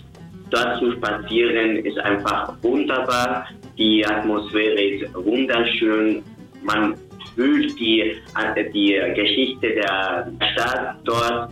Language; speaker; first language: German; non-native, fluent; Spanish